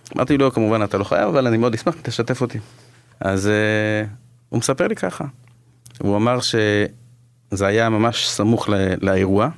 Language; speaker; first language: Hebrew; native; Hebrew